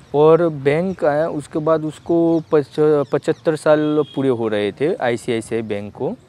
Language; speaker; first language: Hindi; non-native, local second language; Gujarati